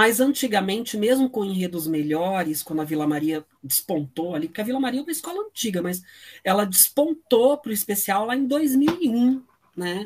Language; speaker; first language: Portuguese; native; Portuguese